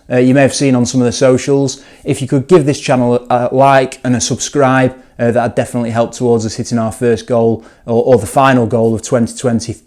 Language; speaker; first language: English; native; English